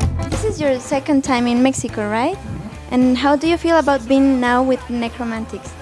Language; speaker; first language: English; non-native, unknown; Spanish